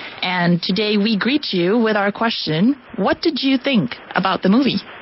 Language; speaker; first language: English; non-native, fluent; Spanish